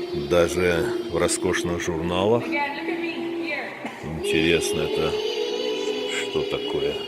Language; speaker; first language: Russian; native; Russian